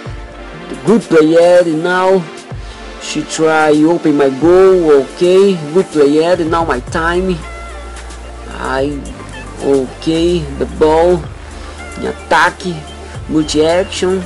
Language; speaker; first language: English; non-native, learner; Portuguese